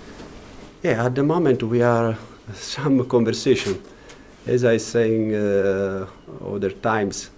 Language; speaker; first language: English; non-native, learner; Italian